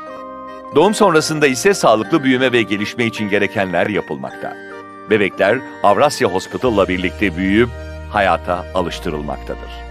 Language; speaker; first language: Turkish; native; Turkish